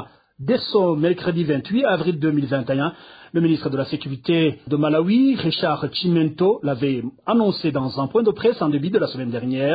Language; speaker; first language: French; non-native, local second language; Rundi